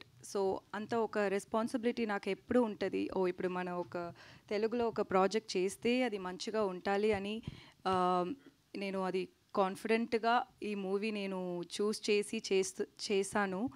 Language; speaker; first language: Telugu; non-native, local second language; Tamil